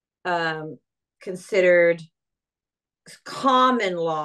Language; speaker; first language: English; native; English